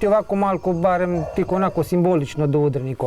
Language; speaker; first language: Bosnian; native; Bosnian